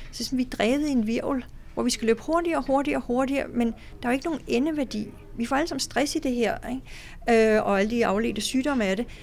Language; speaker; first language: Danish; native; Danish